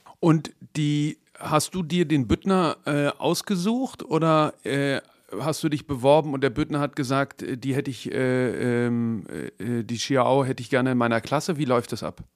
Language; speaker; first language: German; native; German